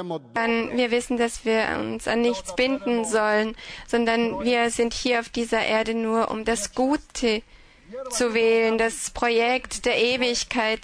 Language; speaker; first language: German; non-native, fluent; Croatian